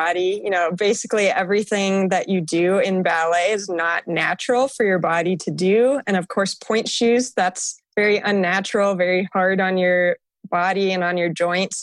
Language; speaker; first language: English; native; English